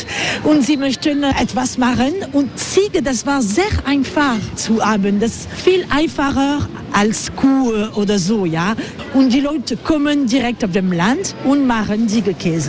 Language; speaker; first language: German; non-native, fluent; French